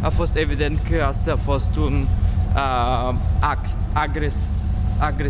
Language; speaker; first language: Romanian; non-native, learner; German